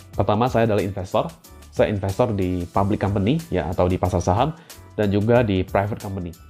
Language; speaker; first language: Indonesian; native; Indonesian